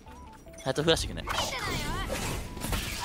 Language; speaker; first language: Japanese; native; Japanese